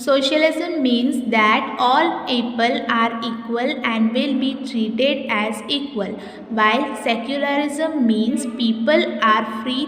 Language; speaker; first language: English; non-native, local second language; Hindi